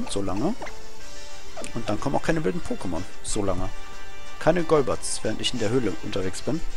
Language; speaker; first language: German; native; German